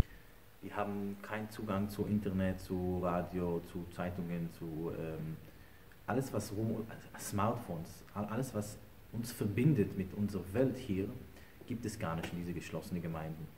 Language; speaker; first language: German; non-native, fluent; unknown